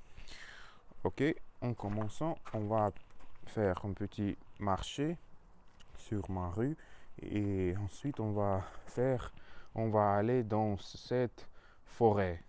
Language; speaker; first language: French; non-native, learner; Russian